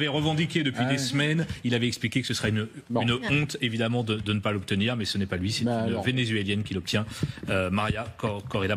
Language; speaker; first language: French; native; French